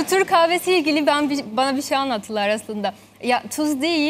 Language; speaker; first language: Turkish; non-native, fluent; Portuguese